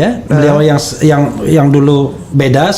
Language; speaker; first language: Indonesian; native; Indonesian